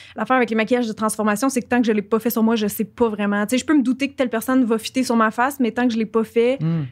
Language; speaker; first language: French; native; French